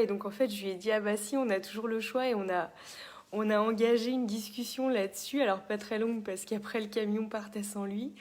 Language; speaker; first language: French; native; French